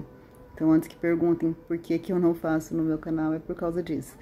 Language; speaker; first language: Portuguese; native; Portuguese